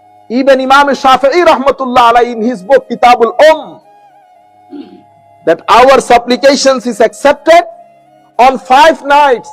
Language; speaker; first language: English; non-native, local second language; Bangla